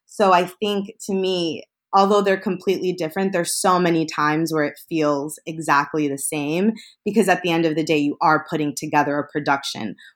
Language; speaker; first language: English; early bilingual, other home language; Spanish